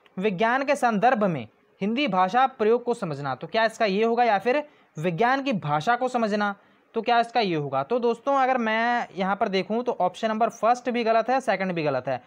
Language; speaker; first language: Hindi; non-native, local second language; Punjabi